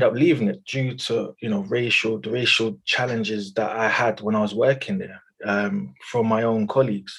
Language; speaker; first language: English; native; English